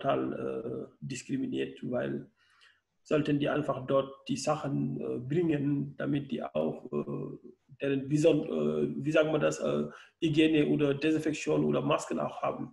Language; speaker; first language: German; non-native, learner; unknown